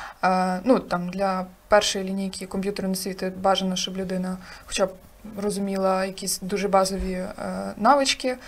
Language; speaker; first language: Ukrainian; native; Ukrainian